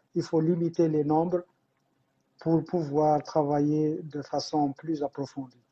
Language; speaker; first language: French; non-native, local second language; Arabic